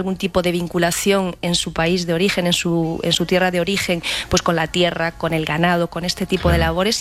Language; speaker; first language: Spanish; native; Spanish